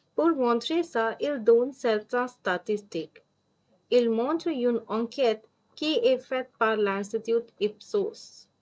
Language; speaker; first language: French; non-native, fluent; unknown